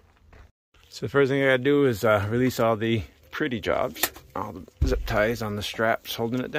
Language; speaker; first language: English; native; English